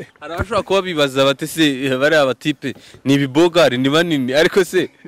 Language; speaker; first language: Kinyarwanda; native; Kinyarwanda